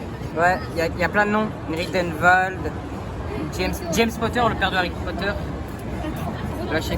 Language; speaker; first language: French; native; French